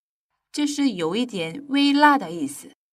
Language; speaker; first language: Chinese; non-native, fluent; Korean